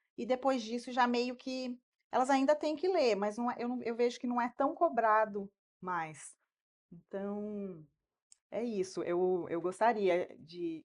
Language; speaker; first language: Portuguese; native; Portuguese